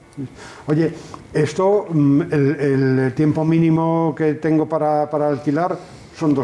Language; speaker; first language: Spanish; native; Spanish